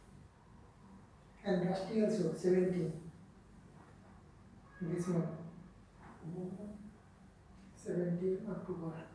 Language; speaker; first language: English; non-native, learner; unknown